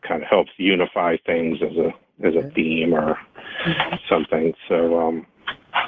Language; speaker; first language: English; native; English